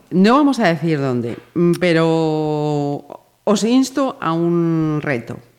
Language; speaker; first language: Spanish; native; Spanish